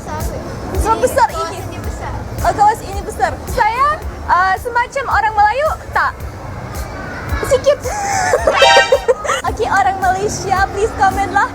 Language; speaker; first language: Indonesian; non-native, learner; English